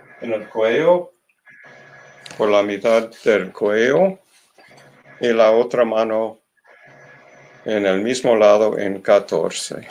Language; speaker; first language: Spanish; non-native, learner; English